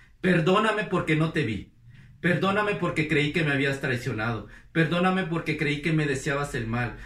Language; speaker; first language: Spanish; native; Spanish